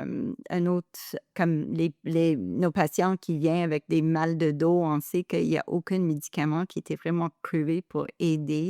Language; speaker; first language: French; non-native, local second language; English